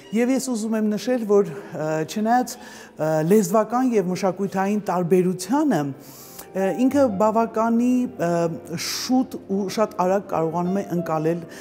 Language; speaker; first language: Armenian; native; Armenian